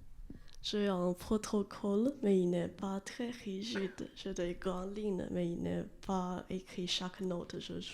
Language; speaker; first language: French; non-native, learner; Chinese